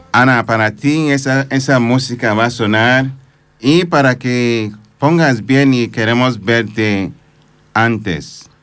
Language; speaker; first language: Spanish; non-native, fluent; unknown